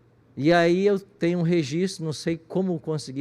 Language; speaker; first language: Portuguese; native; Portuguese